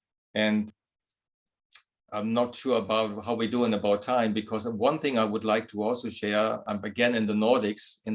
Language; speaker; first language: English; non-native, fluent; German